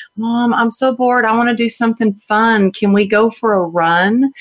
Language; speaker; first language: English; native; English